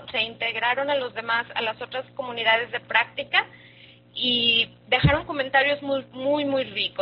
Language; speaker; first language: Spanish; native; Spanish